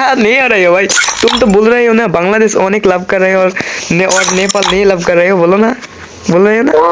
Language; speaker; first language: Hindi; non-native, learner; Bangla